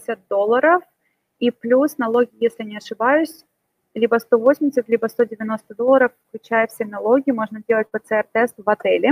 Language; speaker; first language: Russian; native; Russian